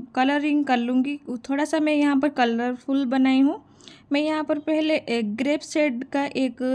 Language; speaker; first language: Hindi; non-native, local second language; Odia